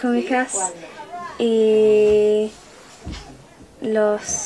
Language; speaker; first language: Spanish; non-native, learner; English